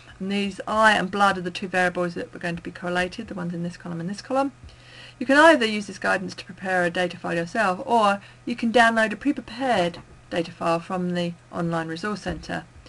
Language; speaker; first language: English; native; English